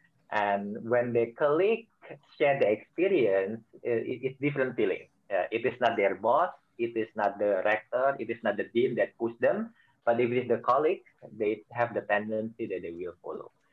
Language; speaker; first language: English; non-native, fluent; Indonesian